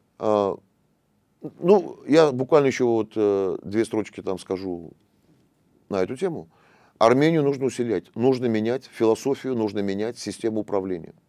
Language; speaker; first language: Russian; non-native, local second language; Armenian